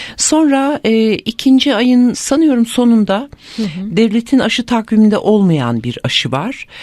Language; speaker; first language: Turkish; native; Turkish